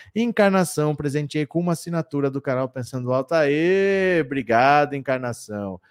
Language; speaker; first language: Portuguese; native; Portuguese